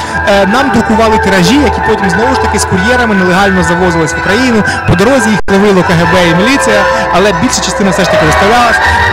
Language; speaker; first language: Ukrainian; native; Ukrainian